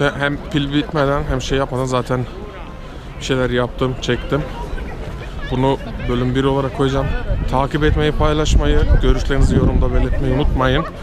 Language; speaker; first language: Turkish; early bilingual, heritage; Turkish